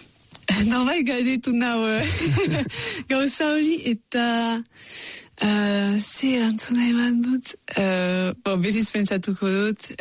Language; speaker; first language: Basque; non-native, local second language; French